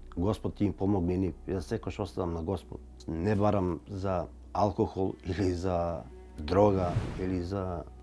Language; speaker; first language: Macedonian; native; Macedonian